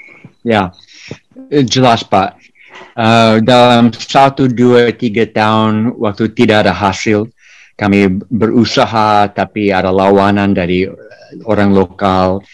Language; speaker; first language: Indonesian; non-native, fluent; English